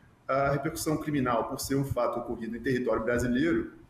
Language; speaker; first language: Portuguese; native; Portuguese